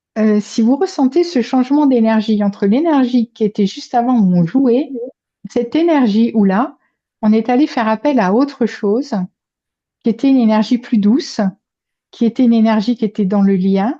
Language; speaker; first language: French; native; French